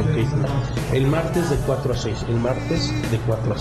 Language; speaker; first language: Spanish; native; Spanish